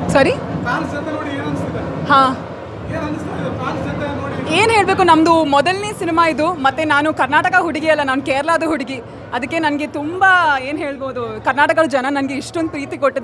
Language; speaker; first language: Kannada; non-native, learner; Malayalam